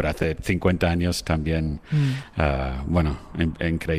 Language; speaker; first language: Spanish; non-native, fluent; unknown